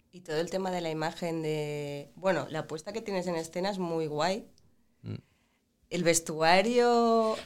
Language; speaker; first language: Spanish; native; Spanish